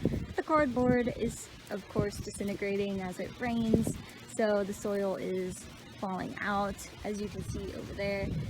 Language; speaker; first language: English; native; English